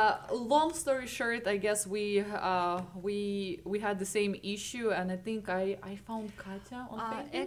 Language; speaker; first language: English; non-native, fluent; Ukrainian